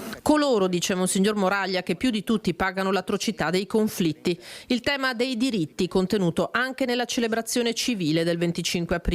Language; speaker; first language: Italian; native; Italian